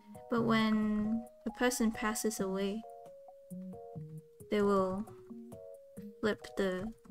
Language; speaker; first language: English; non-native, local second language; Cantonese